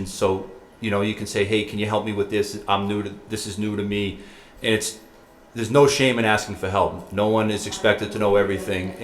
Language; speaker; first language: English; native; English